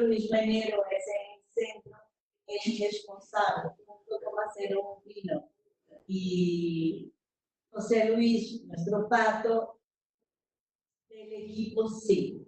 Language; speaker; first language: Spanish; non-native, fluent; Portuguese